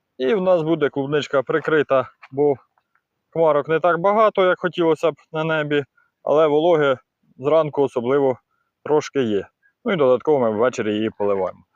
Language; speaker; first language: Ukrainian; non-native, local second language; Russian